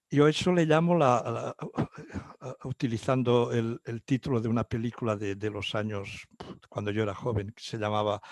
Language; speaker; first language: Spanish; non-native, local second language; Catalan